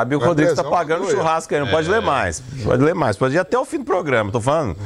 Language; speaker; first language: Portuguese; native; Portuguese